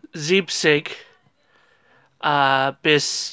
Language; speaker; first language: German; non-native, learner; English